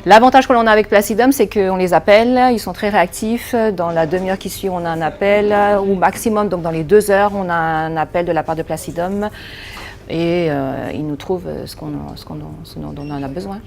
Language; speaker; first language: French; native; French